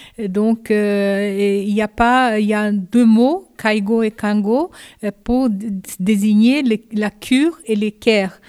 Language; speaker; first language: French; non-native, fluent; Japanese